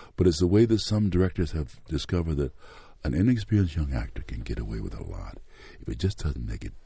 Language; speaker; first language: English; native; English